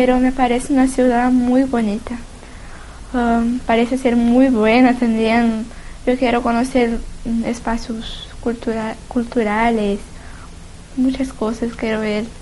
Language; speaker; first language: Spanish; non-native, learner; Portuguese